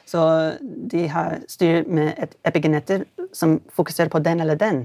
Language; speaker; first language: Swedish; non-native, fluent; English